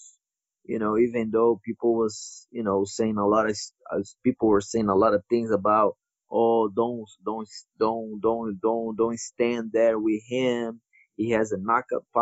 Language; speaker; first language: English; non-native, fluent; Portuguese